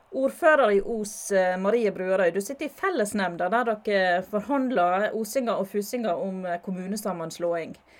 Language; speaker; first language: Norwegian; native; Norwegian